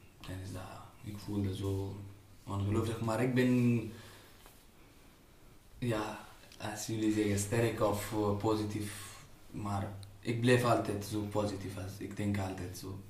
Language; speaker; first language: Dutch; non-native, learner; Pashto